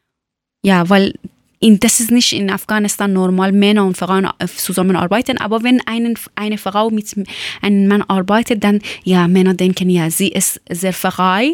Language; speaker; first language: German; non-native, learner; Persian